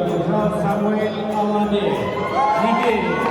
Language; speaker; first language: Russian; native; Russian